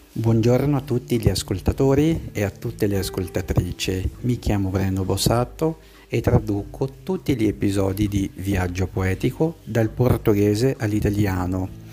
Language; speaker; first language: Italian; non-native, fluent; Portuguese